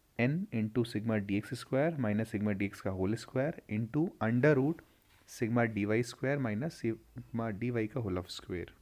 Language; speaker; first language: English; non-native, local second language; Hindi